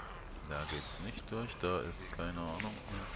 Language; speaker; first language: German; native; German